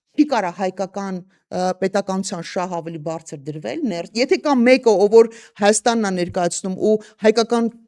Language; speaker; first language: Armenian; native; Armenian